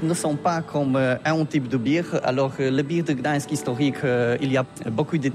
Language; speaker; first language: French; non-native, learner; Polish